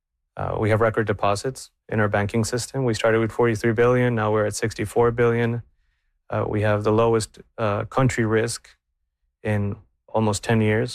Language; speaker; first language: English; non-native, fluent; Spanish